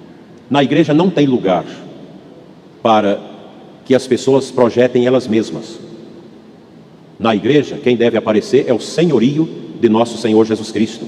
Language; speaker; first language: Portuguese; native; Portuguese